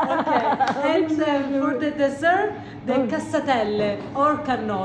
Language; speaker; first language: English; non-native, learner; Italian